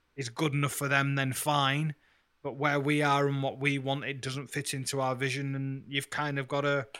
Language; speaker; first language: English; native; English